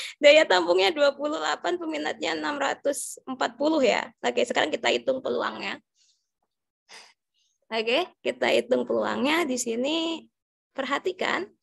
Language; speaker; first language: Indonesian; native; Indonesian